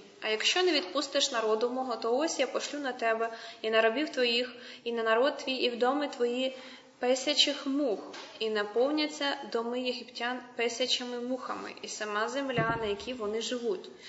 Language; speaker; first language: Ukrainian; native; Ukrainian